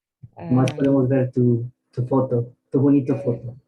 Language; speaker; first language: Spanish; early bilingual, heritage; Spanish